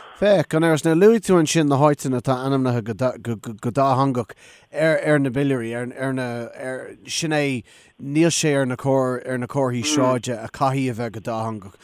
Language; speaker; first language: Irish; non-native, local second language; English